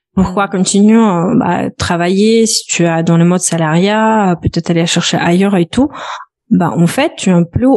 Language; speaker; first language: French; non-native, fluent; Russian